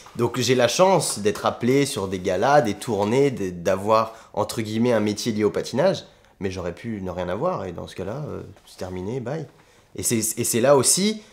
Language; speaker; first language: French; native; French